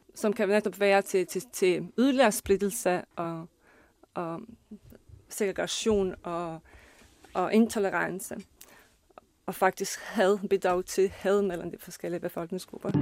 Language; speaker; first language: Danish; non-native, fluent; Bosnian